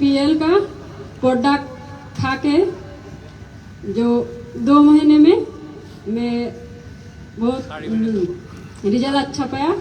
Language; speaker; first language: Hindi; non-native, local second language; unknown